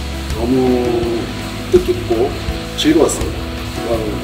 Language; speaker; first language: Korean; native; Korean